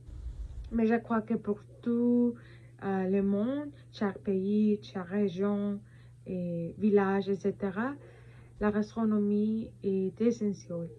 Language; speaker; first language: French; non-native, learner; Spanish